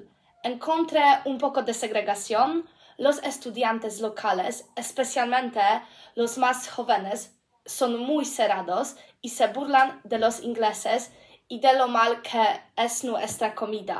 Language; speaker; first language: Spanish; non-native, learner; English